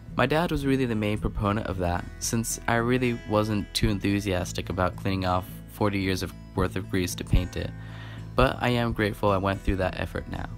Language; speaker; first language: English; native; English